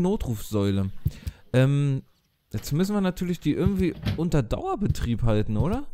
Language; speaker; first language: German; native; German